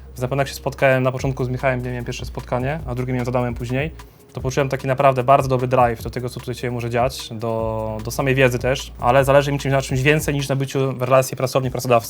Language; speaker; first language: Polish; native; Polish